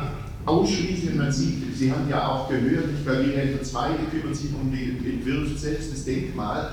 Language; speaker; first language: German; native; German